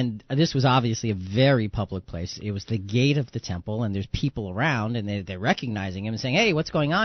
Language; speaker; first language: English; native; English